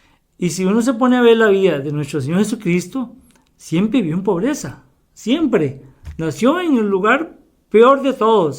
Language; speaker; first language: Spanish; native; Spanish